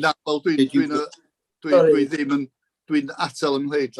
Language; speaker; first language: Welsh; native; Welsh